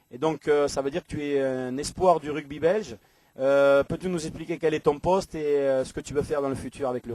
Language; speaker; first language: French; native; French